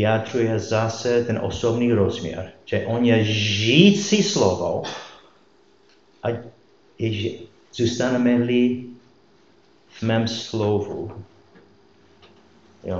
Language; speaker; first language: Czech; non-native, fluent; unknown